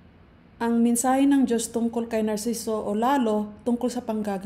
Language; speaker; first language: Filipino; native; Filipino